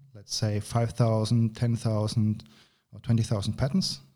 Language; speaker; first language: English; non-native, fluent; German